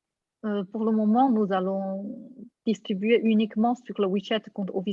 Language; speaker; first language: French; non-native, fluent; Chinese